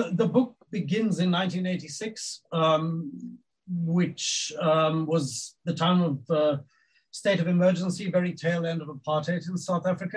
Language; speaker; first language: English; native; English